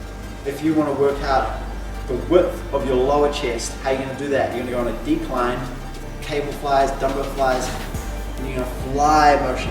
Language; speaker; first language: English; native; English